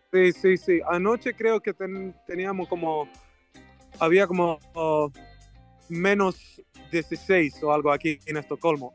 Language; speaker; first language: Spanish; non-native, fluent; Swedish